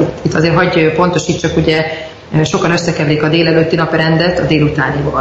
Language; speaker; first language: Hungarian; native; Hungarian